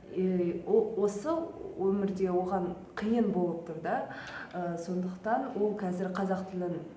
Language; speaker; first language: Kazakh; non-native, local second language; Russian